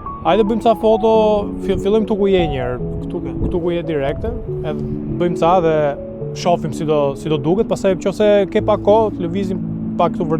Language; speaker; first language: Albanian; native; Albanian